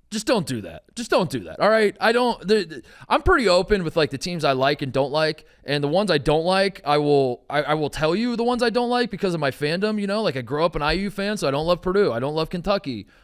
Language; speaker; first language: English; native; English